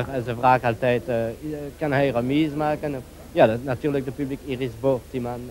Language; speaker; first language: Dutch; non-native, local second language; French